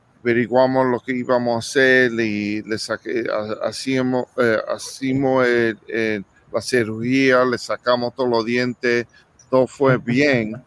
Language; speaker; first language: Spanish; early bilingual, heritage; English